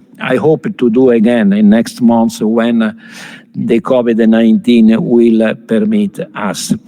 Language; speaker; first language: English; non-native, fluent; Italian